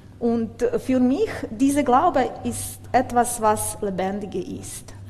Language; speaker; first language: German; non-native, learner; Ukrainian